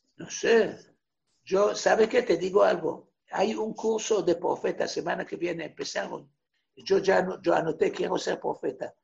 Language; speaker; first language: Spanish; non-native, fluent; Hebrew